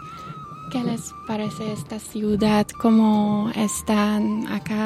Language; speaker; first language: Spanish; non-native, fluent; Hungarian